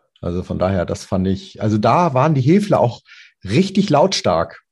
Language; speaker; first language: German; native; German